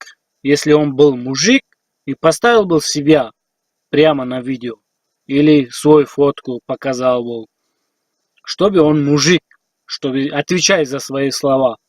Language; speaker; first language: Russian; non-native, learner; Tajik